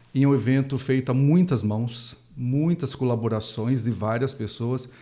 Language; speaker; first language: Portuguese; native; Portuguese